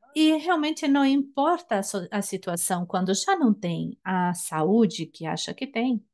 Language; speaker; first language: Portuguese; non-native, fluent; German